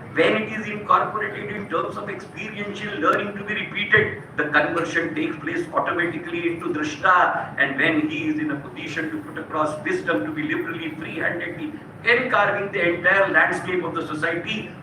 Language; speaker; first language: English; non-native, local second language; Hindi